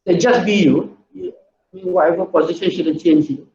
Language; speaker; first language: English; non-native, local second language; Malay